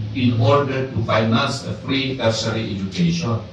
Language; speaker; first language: English; non-native, local second language; Filipino